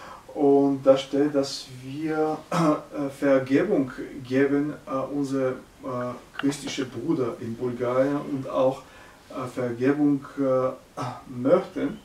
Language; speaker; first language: German; non-native, learner; Bulgarian